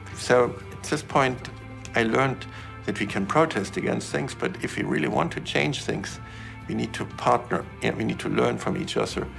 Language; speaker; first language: English; non-native, fluent; German